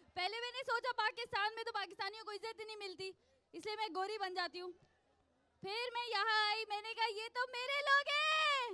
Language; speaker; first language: Urdu; non-native, local second language; Sindhi